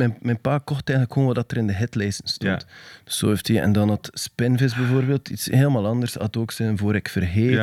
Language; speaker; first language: Dutch; native; Dutch